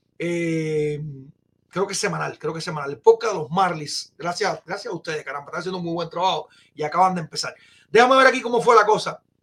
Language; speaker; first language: Spanish; native; Spanish